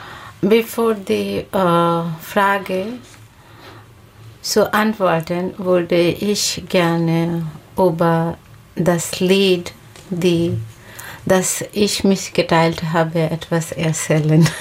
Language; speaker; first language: German; non-native, learner; Bangla